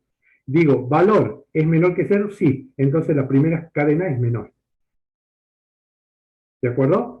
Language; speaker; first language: Spanish; native; Spanish